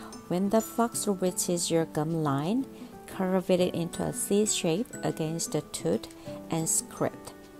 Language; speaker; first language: English; non-native, fluent; Korean